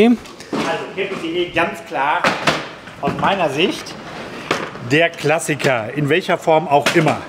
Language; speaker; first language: German; native; German